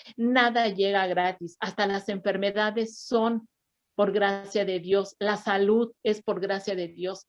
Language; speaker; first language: Spanish; native; Spanish